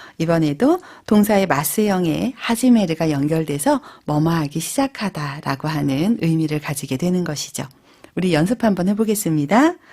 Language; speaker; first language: Korean; native; Korean